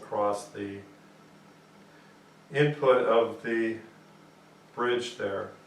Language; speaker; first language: English; native; English